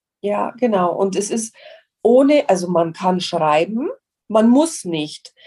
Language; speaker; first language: German; non-native, fluent; English